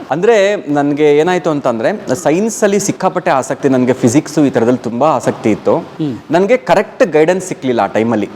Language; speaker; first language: Kannada; non-native, local second language; Telugu